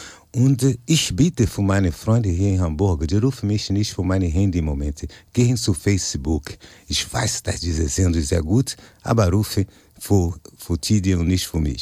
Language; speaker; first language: German; non-native, fluent; Portuguese